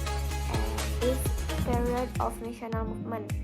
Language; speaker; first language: English; non-native, learner; Indonesian